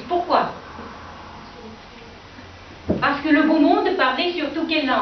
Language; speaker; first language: French; non-native, fluent; Russian